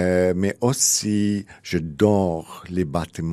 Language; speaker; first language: French; non-native, learner; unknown